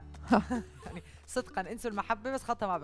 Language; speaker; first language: Arabic; native; Arabic